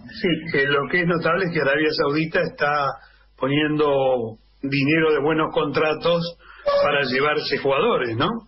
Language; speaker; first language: Spanish; native; Spanish